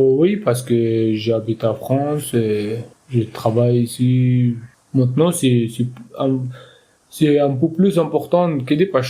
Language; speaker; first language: French; non-native, learner; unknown